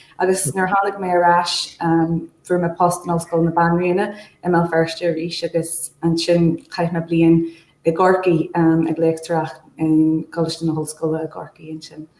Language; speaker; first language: Irish; non-native, local second language; English